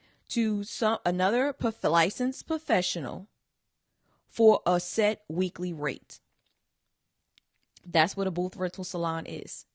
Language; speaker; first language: English; native; English